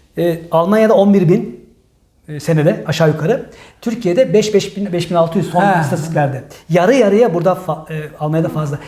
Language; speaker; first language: Turkish; early bilingual, heritage; Turkish